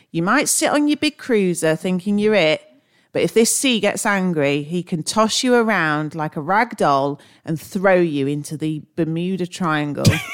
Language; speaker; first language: English; native; English